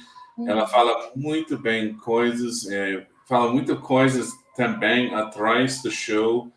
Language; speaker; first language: Portuguese; non-native, learner; English